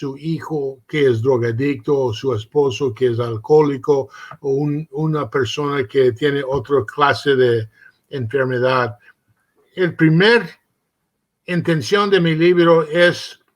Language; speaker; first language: Spanish; early bilingual, heritage; Spanish